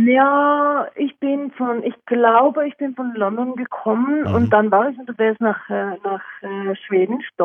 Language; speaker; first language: German; non-native, fluent; Norwegian